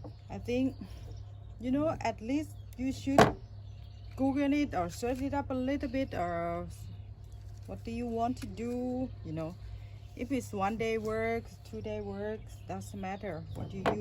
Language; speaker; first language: English; non-native, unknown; Thai